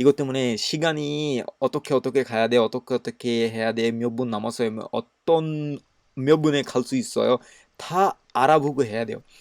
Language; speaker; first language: Korean; non-native, learner; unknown